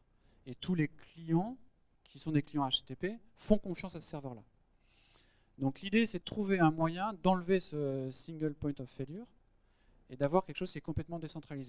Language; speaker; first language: French; native; French